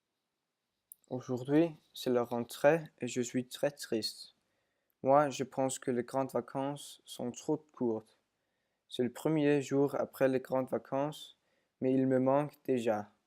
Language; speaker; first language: French; non-native, learner; Danish